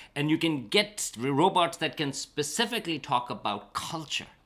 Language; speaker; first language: English; non-native, local second language; Urdu